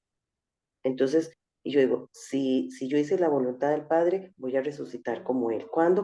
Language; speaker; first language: Spanish; native; Spanish